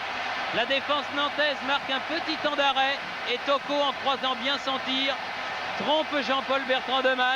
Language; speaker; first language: French; native; French